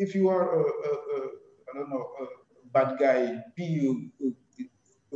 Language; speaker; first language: English; non-native, fluent; Wolof